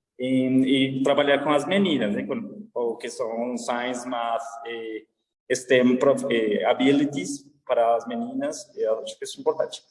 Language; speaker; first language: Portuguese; non-native, learner; Spanish